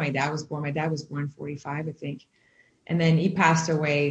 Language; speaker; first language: English; native; English